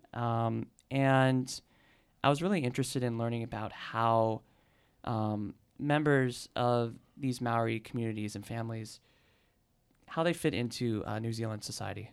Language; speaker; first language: English; native; English